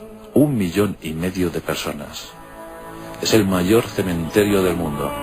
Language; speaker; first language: Spanish; native; Spanish